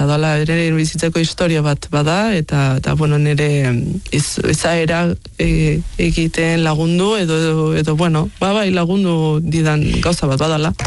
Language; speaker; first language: Basque; native; Basque